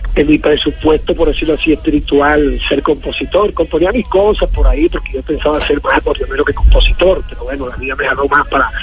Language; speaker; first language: Spanish; native; Spanish